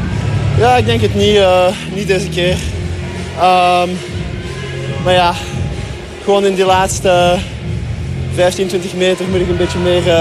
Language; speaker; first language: Dutch; non-native, local second language; French